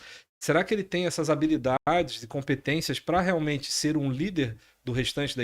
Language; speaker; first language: Portuguese; native; Portuguese